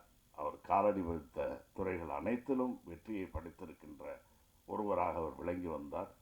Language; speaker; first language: Tamil; native; Tamil